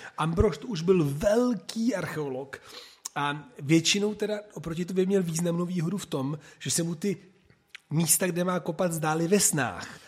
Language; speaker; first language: Czech; non-native, fluent; Italian